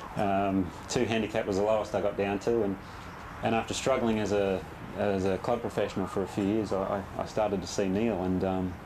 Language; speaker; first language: English; native; English